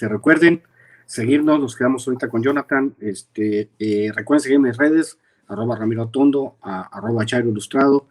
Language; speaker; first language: Spanish; native; Spanish